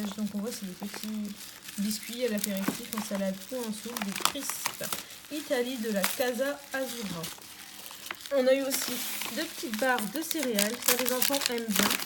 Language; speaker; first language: French; native; French